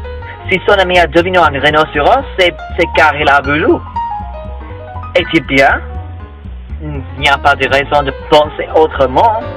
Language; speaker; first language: French; non-native, learner; English